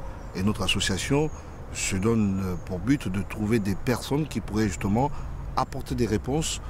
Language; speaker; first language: French; native; French